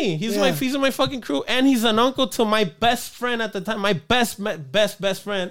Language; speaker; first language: English; early bilingual, other home language; Spanish